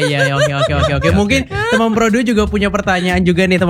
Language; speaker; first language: Indonesian; native; Indonesian